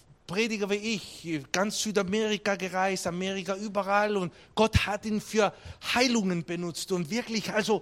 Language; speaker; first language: German; non-native, fluent; Spanish